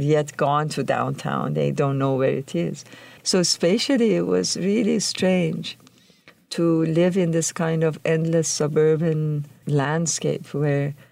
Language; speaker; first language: English; non-native, fluent; Persian